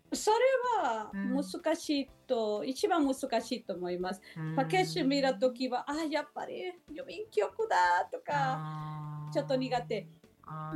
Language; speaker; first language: Japanese; non-native, learner; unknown